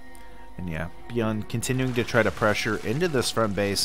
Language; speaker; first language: English; native; English